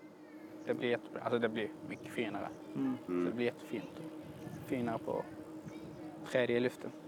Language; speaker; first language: Swedish; non-native, fluent; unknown